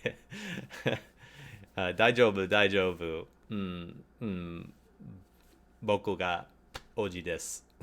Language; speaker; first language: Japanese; non-native, learner; English